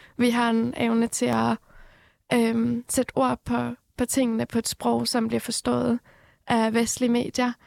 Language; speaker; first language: Danish; non-native, fluent; Persian